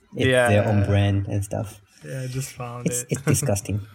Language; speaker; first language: English; non-native, fluent; Chinese